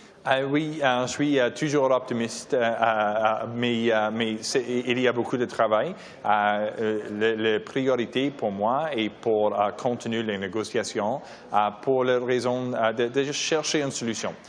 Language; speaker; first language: French; non-native, learner; English